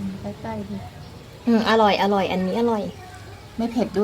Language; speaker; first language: Thai; native; Thai